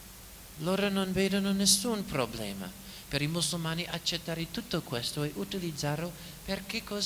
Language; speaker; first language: Italian; non-native, fluent; English